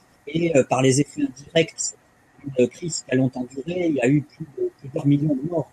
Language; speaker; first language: French; native; French